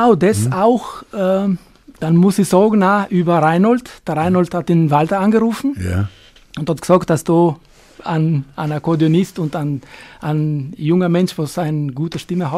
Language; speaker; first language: German; non-native, fluent; Albanian